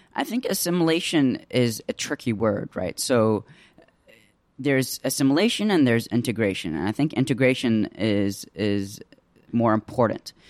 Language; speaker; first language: English; early bilingual, other home language; Arabic